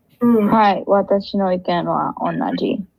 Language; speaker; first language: Japanese; non-native, learner; English